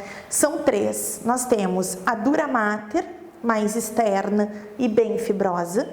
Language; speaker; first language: Portuguese; native; Portuguese